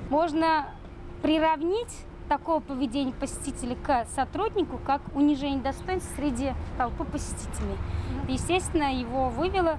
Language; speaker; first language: Russian; non-native, fluent; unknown